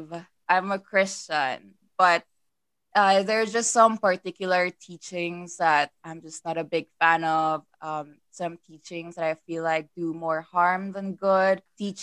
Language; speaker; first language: English; non-native, local second language; Persian